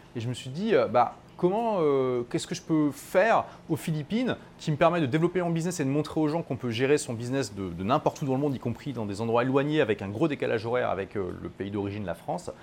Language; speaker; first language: French; native; French